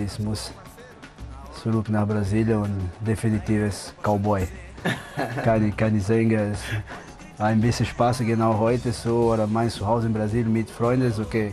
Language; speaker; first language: German; non-native, learner; Portuguese